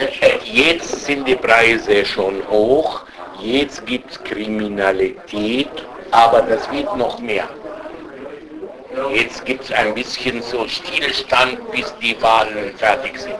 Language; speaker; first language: German; non-native, fluent; Arabic